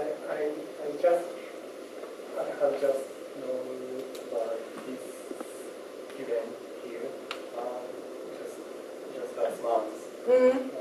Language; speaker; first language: English; non-native, learner; Japanese